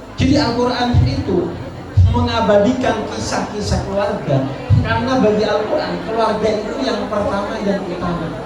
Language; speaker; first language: Indonesian; non-native, local second language; Madurese